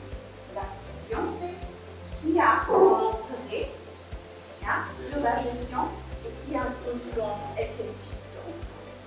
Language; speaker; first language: French; non-native, fluent; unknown